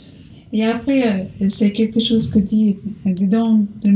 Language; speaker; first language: French; non-native, learner; Portuguese